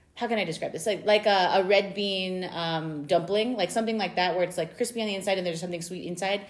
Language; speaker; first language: English; native; English